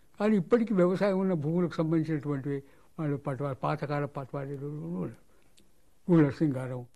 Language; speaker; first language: Telugu; non-native, local second language; Marathi